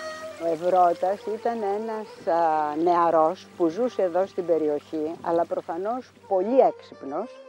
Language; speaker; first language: Greek; native; Greek